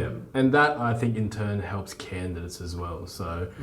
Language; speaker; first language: English; native; English